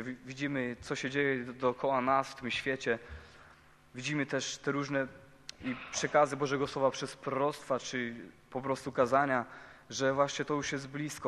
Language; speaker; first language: Polish; native; Polish